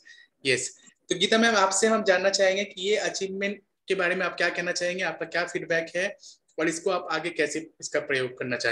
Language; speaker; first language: Hindi; native; Hindi